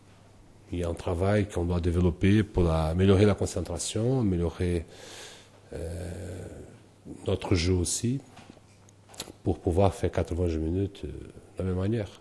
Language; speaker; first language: French; non-native, fluent; Portuguese